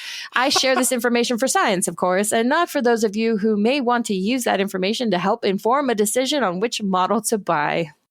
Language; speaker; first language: English; native; English